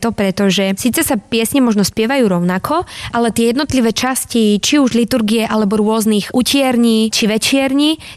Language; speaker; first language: Slovak; native; Slovak